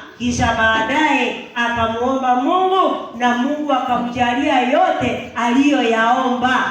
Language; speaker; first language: Swahili; non-native, local second language; Gusii